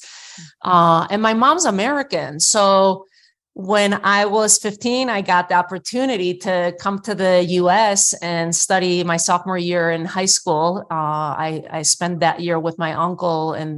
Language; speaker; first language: English; non-native, fluent; Spanish